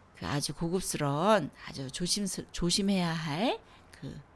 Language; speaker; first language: Korean; native; Korean